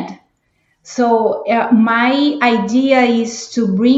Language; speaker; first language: English; non-native, fluent; Portuguese